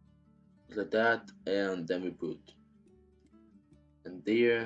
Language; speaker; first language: English; non-native, fluent; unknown